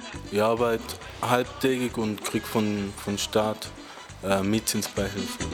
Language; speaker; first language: German; early bilingual, other home language; Spanish